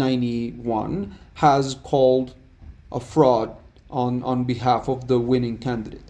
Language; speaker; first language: English; non-native, fluent; Spanish